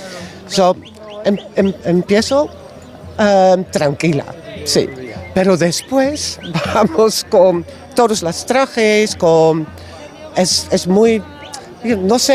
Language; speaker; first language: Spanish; non-native, learner; Dutch